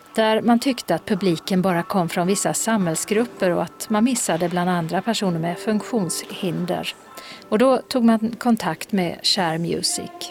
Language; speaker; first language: Swedish; native; Swedish